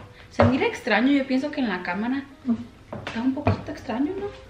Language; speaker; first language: Spanish; early bilingual, heritage; Spanish